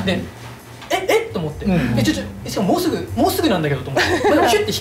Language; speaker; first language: Japanese; native; Japanese